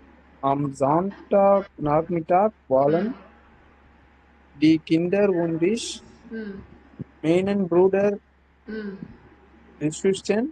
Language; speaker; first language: German; non-native, learner; Tamil